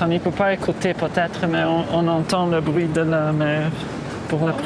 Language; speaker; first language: French; early bilingual, heritage; Portuguese